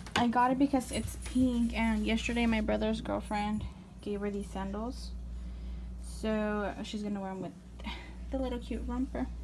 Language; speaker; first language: English; early bilingual, other home language; Spanish